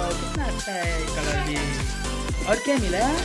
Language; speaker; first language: Hindi; non-native, local second language; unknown